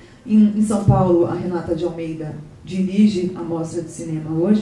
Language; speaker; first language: Portuguese; native; Portuguese